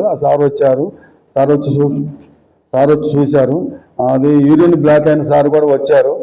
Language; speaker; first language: Telugu; native; Telugu